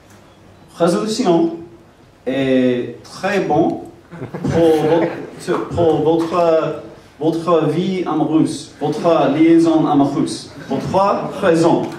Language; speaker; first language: French; non-native, learner; English